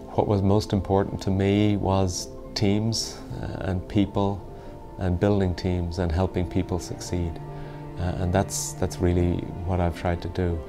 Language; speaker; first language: English; native; English